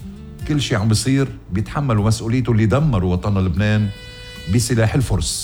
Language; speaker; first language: Arabic; native; Arabic